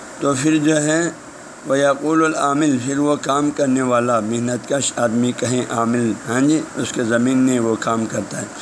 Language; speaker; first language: Urdu; non-native, local second language; Balti